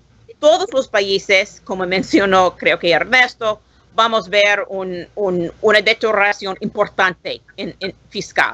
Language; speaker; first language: Spanish; non-native, learner; English